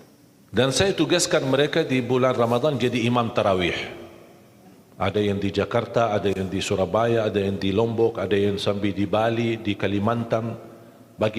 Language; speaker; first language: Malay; non-native, fluent; Arabic